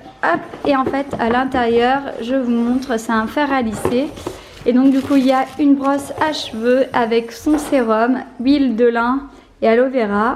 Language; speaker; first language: French; native; French